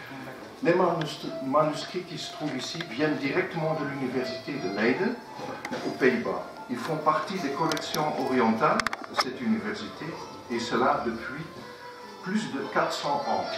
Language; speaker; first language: French; non-native, fluent; Dutch